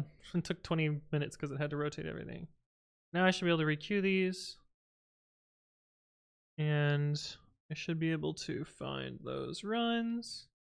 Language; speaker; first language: English; native; English